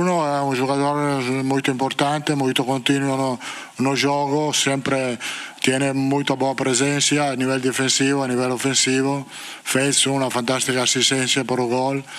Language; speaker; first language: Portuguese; non-native, learner; Italian